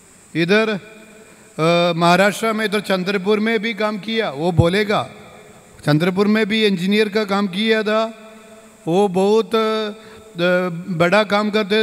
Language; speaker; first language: Hindi; non-native, local second language; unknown